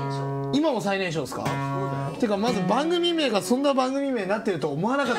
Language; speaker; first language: Japanese; native; Japanese